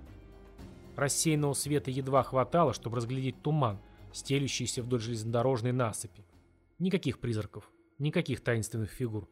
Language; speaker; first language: Russian; native; Russian